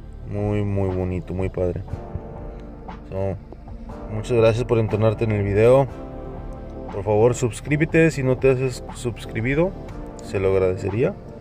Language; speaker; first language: Spanish; early bilingual, heritage; Spanish